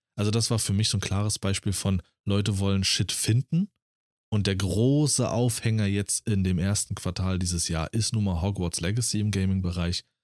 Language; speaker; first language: German; native; German